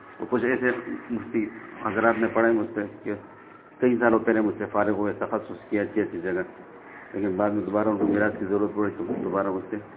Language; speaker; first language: Urdu; non-native, local second language; Northern Hindko